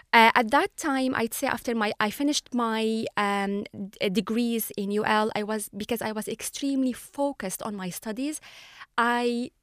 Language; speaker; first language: English; non-native, fluent; Arabic